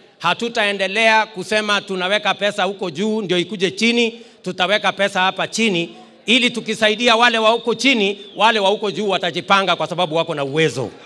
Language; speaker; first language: Swahili; non-native, local second language; Kalenjin